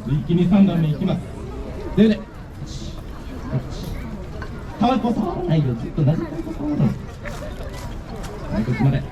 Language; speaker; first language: Japanese; native; Japanese